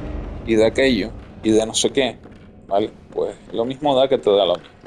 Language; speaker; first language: Spanish; native; Spanish